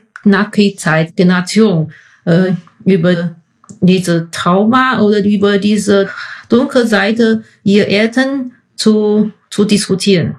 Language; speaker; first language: German; non-native, fluent; Chinese